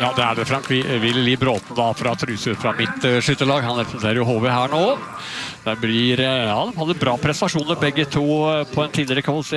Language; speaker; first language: Norwegian; native; Norwegian